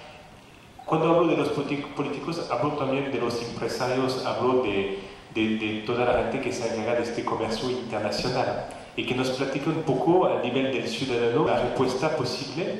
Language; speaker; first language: Spanish; non-native, fluent; French